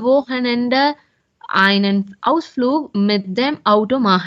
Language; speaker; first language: German; non-native, learner; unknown